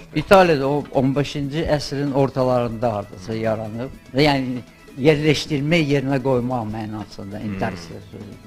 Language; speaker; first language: Azerbaijani; native; Azerbaijani